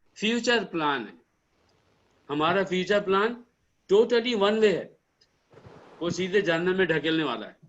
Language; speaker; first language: Urdu; native; Urdu